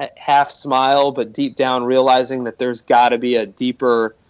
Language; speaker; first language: English; native; English